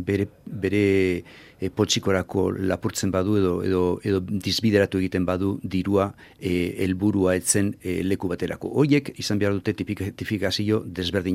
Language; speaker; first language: Basque; native; Basque